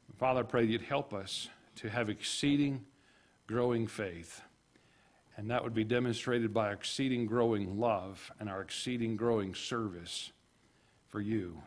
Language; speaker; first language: English; native; English